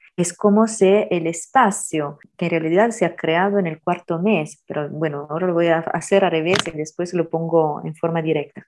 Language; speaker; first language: Spanish; non-native, fluent; Italian